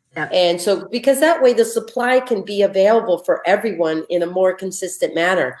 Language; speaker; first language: English; native; English